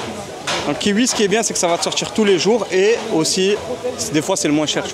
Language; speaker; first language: French; native; French